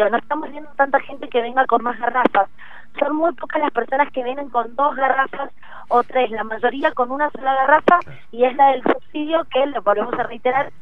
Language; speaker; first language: Spanish; native; Spanish